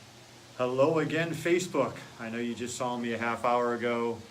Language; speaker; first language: English; native; English